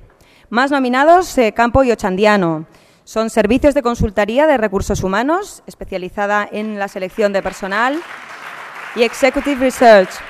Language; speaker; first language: Spanish; native; Spanish